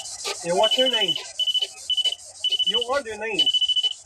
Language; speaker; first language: English; non-native, local second language; French